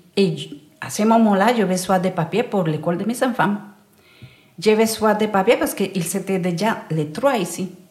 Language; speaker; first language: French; non-native, learner; Spanish